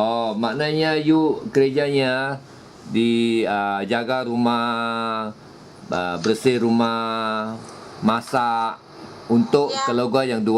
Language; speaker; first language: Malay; non-native, local second language; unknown